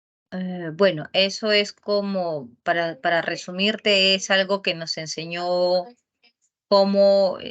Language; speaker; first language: Spanish; native; Spanish